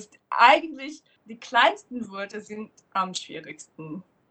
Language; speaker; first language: German; non-native, fluent; English